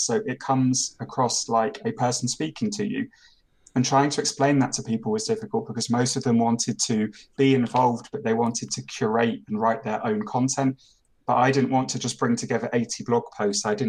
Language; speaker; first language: English; native; English